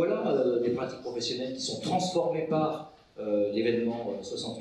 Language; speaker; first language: French; native; French